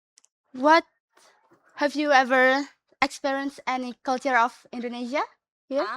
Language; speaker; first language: English; non-native, learner; Indonesian